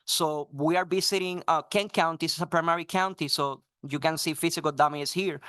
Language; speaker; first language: English; non-native, fluent; Spanish